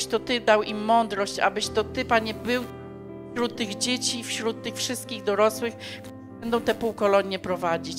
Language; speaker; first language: Polish; native; Polish